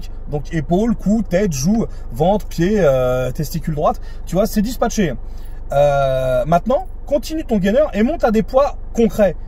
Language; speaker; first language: French; native; French